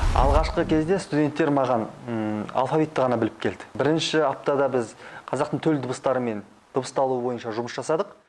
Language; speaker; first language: Kazakh; native; Kazakh